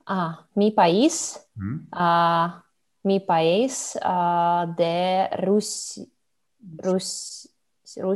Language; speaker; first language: Spanish; non-native, learner; Russian